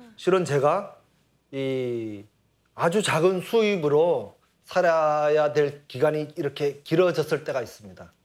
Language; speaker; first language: Korean; native; Korean